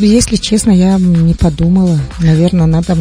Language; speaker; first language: Russian; non-native, local second language; Tajik